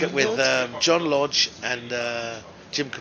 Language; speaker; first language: English; native; English